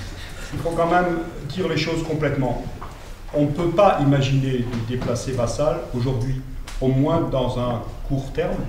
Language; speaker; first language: French; native; French